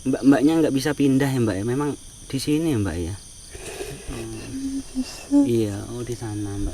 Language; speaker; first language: Indonesian; native; Indonesian